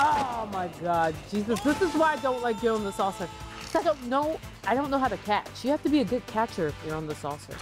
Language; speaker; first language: English; native; English